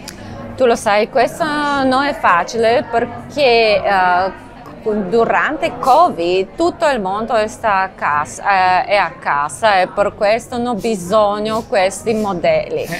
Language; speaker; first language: Italian; non-native, learner; Slovak